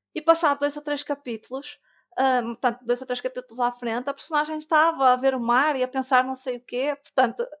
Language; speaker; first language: Portuguese; native; Portuguese